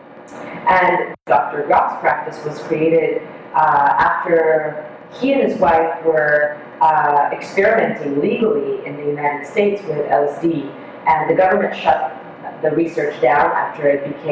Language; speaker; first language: English; non-native, fluent; Hebrew